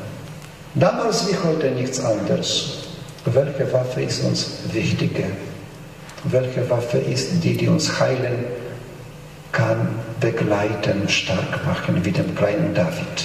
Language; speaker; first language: German; non-native, fluent; Polish